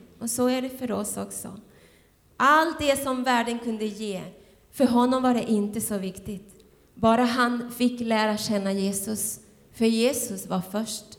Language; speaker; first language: Swedish; non-native, fluent; Spanish